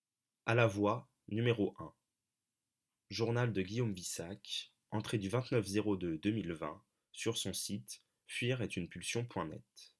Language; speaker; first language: French; native; French